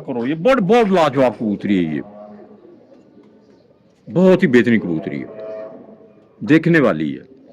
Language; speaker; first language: Hindi; non-native, local second language; Punjabi